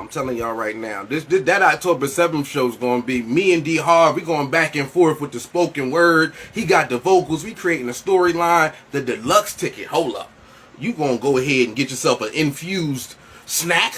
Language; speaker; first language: English; native; English